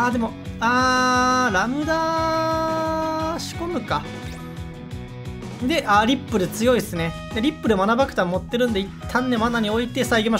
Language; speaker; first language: Japanese; native; Japanese